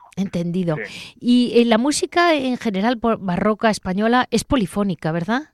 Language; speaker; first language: Spanish; native; Spanish